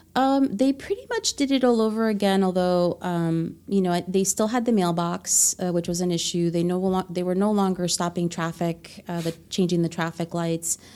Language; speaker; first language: English; non-native, fluent; Spanish